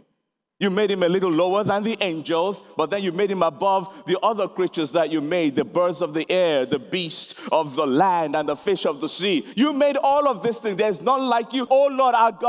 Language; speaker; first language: English; non-native, local second language; Yoruba